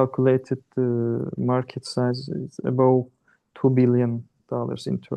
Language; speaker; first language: English; non-native, learner; Turkish